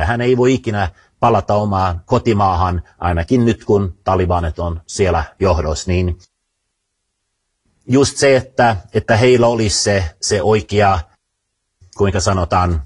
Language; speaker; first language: Finnish; non-native, fluent; Swedish